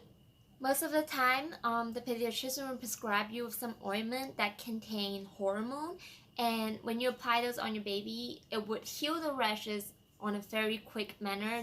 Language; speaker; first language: English; non-native, fluent; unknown